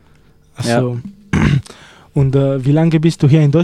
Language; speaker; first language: German; non-native, learner; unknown